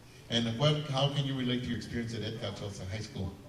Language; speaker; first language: English; early bilingual, other home language; Spanish